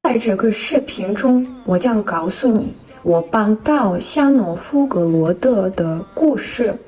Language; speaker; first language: Chinese; non-native, learner; Russian